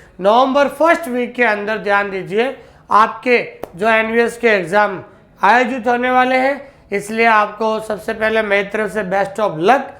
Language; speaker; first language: Hindi; native; Hindi